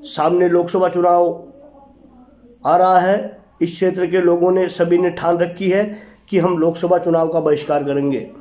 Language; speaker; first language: Hindi; native; Hindi